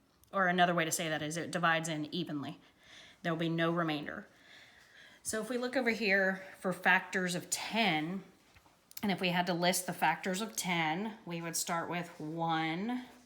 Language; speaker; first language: English; native; English